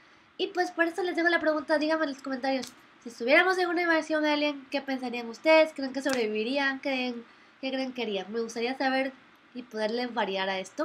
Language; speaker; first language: Spanish; native; Spanish